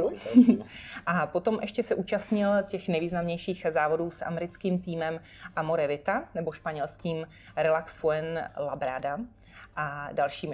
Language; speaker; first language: Czech; native; Czech